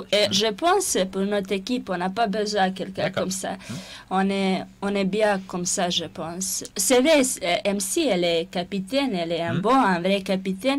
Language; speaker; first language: French; non-native, fluent; Serbian